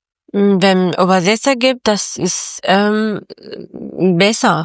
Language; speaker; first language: German; non-native, learner; Persian